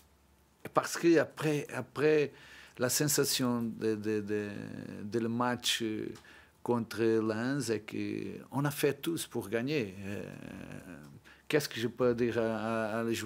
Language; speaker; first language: French; non-native, learner; Portuguese